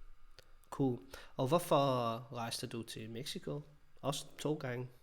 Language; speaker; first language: Danish; non-native, fluent; English